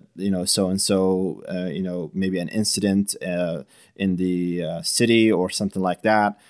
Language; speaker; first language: English; non-native, fluent; Arabic